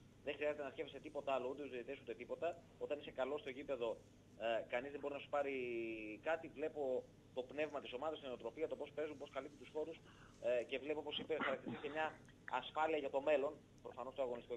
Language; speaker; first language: Greek; native; Greek